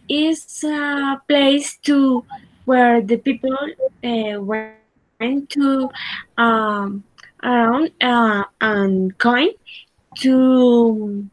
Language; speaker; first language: English; non-native, learner; Spanish